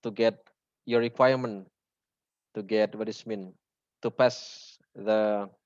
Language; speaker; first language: English; non-native, learner; Indonesian